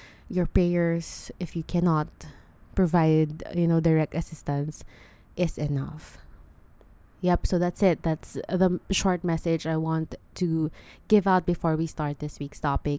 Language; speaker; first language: English; non-native, local second language; Filipino